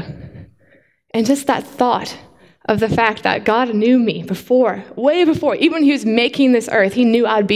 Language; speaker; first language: English; native; English